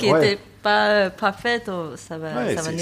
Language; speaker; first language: French; non-native, fluent; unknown